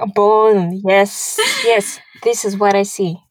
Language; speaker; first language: English; non-native, fluent; Kazakh